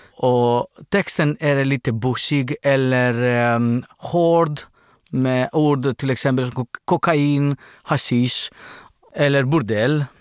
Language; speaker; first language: Swedish; non-native, fluent; Greek